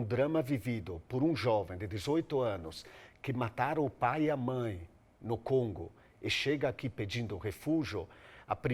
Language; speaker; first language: Portuguese; non-native, fluent; Italian